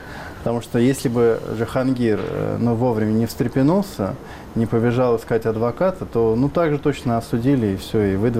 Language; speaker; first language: Russian; native; Russian